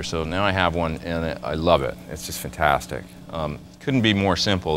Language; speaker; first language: English; native; English